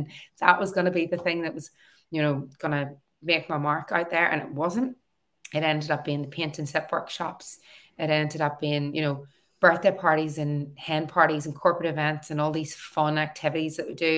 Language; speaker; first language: English; native; English